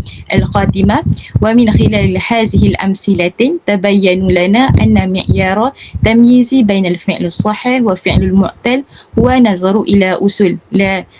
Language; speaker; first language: Arabic; non-native, learner; Malay